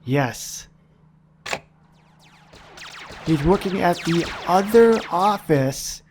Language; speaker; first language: English; native; English